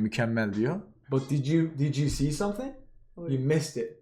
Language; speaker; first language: English; non-native, fluent; Turkish